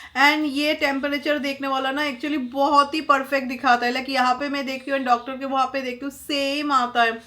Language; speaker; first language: Hindi; non-native, local second language; Bangla